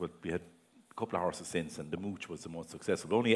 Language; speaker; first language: English; native; English